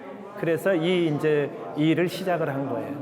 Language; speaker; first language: Korean; native; Korean